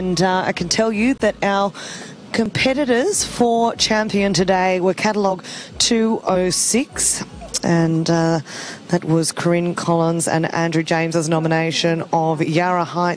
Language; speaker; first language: English; native; English